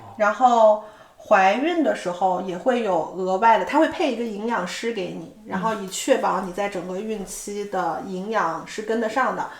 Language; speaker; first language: Chinese; native; Chinese